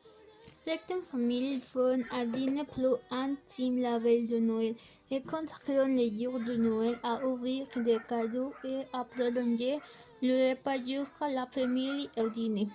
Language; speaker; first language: French; non-native, learner; Spanish